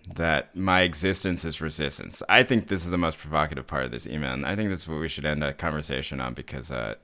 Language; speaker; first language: English; native; English